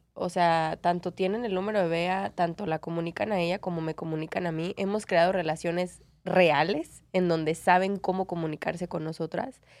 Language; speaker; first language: Spanish; native; Spanish